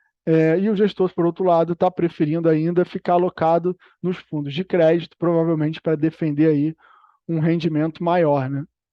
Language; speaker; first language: Portuguese; native; Portuguese